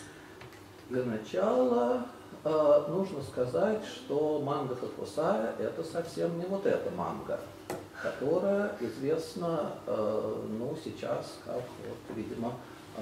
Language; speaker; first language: Russian; native; Russian